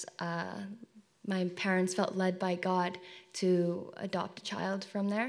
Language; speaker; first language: English; native; English